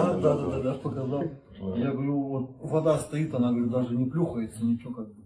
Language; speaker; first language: Russian; native; Russian